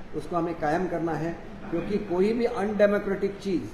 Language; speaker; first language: Hindi; non-native, local second language; Marathi